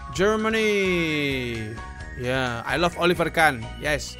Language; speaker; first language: English; non-native, learner; Indonesian